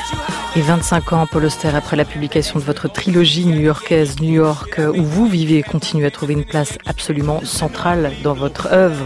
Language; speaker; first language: French; native; French